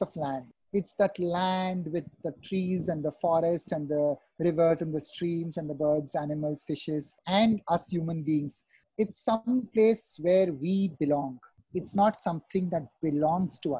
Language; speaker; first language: English; non-native, local second language; Hindi